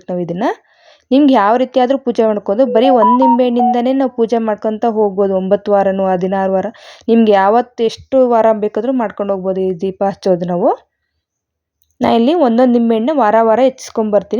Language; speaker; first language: Kannada; native; Kannada